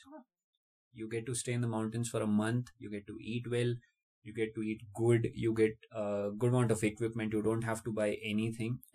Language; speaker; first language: English; non-native, local second language; Hindi